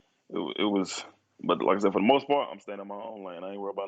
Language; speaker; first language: English; native; English